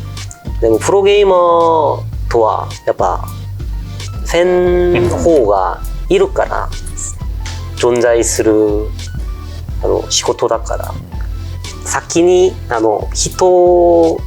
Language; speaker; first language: Japanese; non-native, fluent; Korean